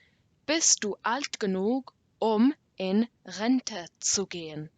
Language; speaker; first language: German; non-native, learner; English